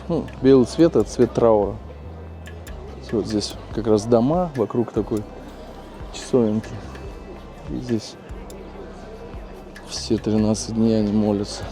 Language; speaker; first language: Russian; native; Russian